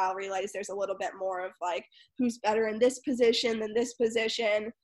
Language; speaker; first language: English; native; English